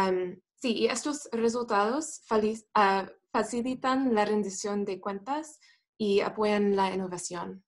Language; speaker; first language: Spanish; non-native, fluent; English